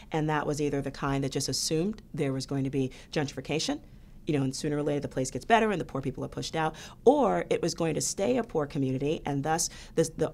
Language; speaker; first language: English; native; English